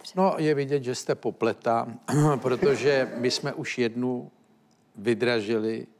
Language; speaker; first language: Czech; native; Czech